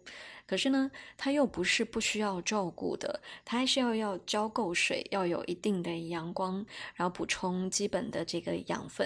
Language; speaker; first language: Chinese; native; Chinese